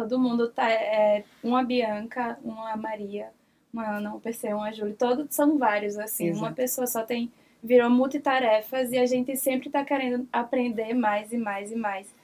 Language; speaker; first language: Portuguese; native; Portuguese